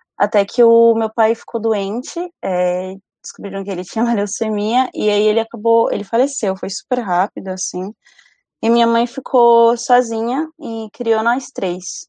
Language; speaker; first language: Portuguese; early bilingual, other home language; Spanish